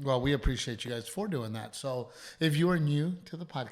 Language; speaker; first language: English; native; English